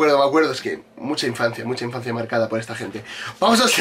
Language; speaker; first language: Spanish; native; Spanish